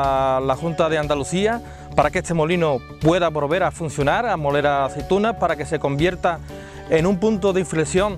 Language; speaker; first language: Spanish; native; Spanish